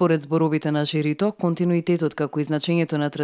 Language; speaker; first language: Macedonian; native; Macedonian